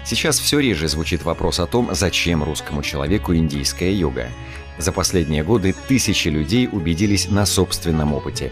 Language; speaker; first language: Russian; native; Russian